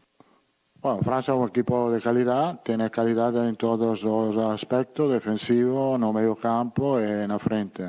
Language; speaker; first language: Portuguese; non-native, learner; Italian